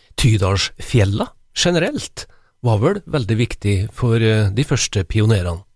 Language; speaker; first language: Norwegian; native; Norwegian